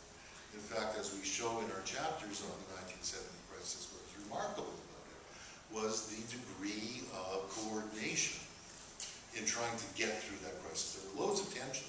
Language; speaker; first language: English; native; English